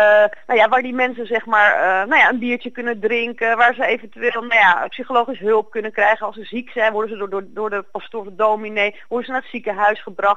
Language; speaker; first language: Dutch; native; Dutch